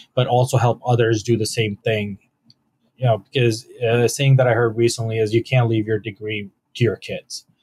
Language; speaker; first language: English; native; English